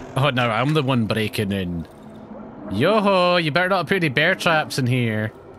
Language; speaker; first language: English; native; English